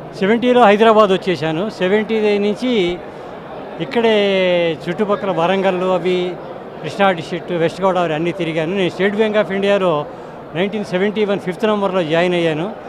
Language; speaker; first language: Telugu; native; Telugu